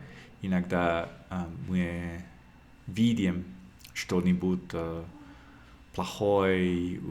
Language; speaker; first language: Russian; non-native, learner; English